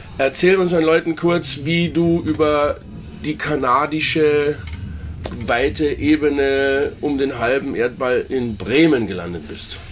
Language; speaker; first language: German; native; German